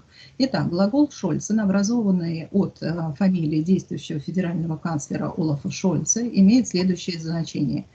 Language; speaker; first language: Russian; native; Russian